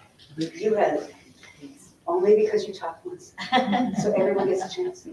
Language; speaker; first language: English; native; English